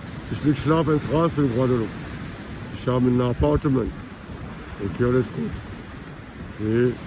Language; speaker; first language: German; non-native, learner; French